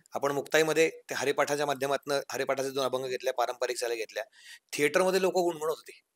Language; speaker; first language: Marathi; native; Marathi